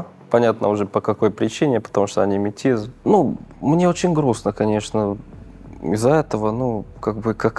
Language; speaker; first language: Russian; non-native, fluent; Korean